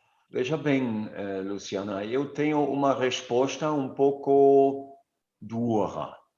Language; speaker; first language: Portuguese; non-native, fluent; German